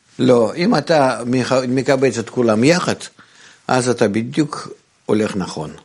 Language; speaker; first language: Hebrew; non-native, fluent; Russian